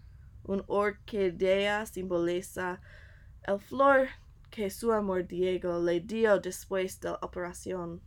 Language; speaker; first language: Spanish; non-native, learner; English